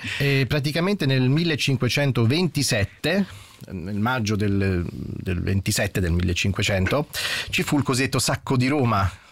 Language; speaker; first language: Italian; early bilingual, heritage; German